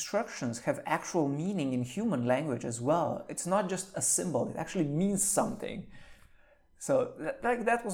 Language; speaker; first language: English; non-native, fluent; Slovenian